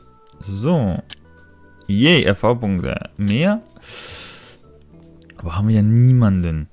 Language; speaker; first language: German; non-native, fluent; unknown